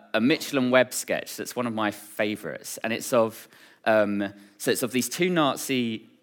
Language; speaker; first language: English; native; English